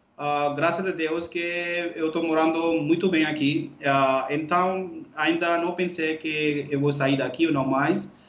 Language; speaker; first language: Portuguese; non-native, learner; Urdu